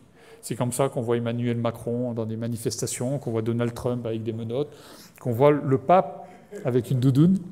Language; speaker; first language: French; native; French